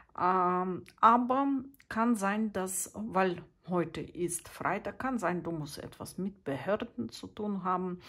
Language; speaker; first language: German; non-native, fluent; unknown